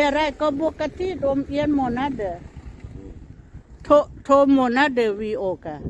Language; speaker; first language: Swedish; non-native, learner; Thai